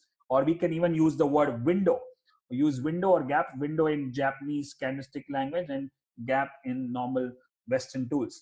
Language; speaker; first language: English; non-native, local second language; Hindi